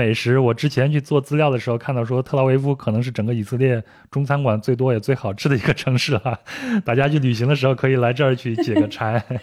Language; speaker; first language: Chinese; native; Chinese